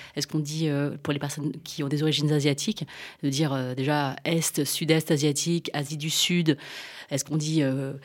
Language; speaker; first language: French; native; French